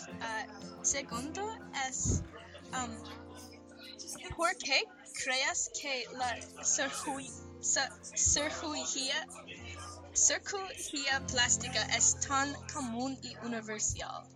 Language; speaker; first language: Spanish; non-native, learner; English